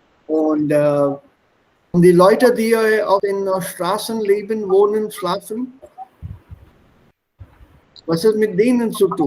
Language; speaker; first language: German; non-native, fluent; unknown